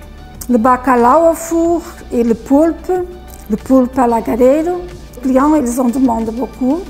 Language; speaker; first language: French; non-native, fluent; Portuguese